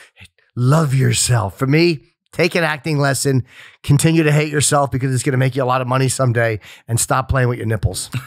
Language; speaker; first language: English; native; English